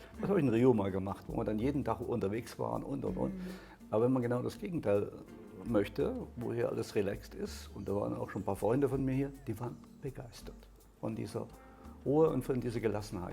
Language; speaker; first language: German; native; German